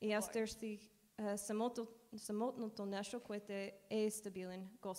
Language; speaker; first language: Bulgarian; non-native, learner; English